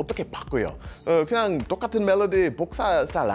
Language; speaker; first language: Korean; non-native, learner; English